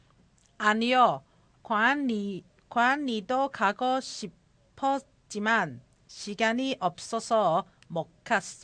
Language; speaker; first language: Korean; non-native, learner; Cantonese